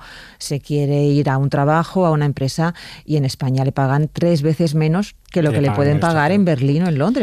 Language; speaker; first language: Spanish; native; Spanish